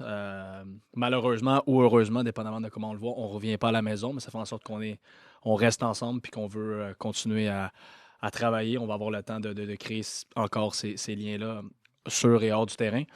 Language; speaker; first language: French; native; French